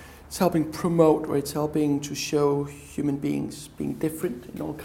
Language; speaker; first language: English; non-native, fluent; Danish